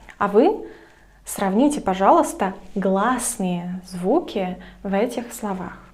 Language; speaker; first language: Russian; native; Russian